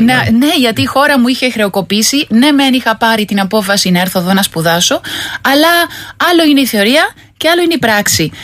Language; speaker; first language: Greek; non-native, fluent; Spanish